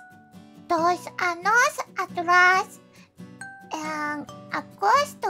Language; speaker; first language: Portuguese; non-native, learner; Japanese